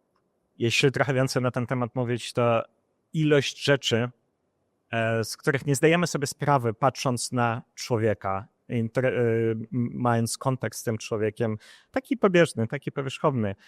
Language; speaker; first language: Polish; non-native, fluent; Ukrainian